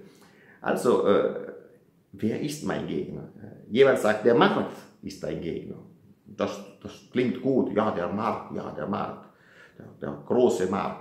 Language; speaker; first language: German; non-native, fluent; Italian